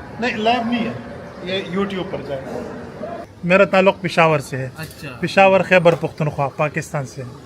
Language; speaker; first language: Urdu; non-native, local second language; Pashto